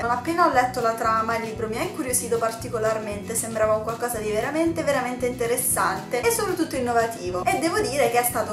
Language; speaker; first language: Italian; native; Italian